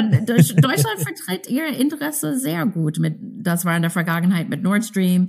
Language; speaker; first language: German; non-native, fluent; English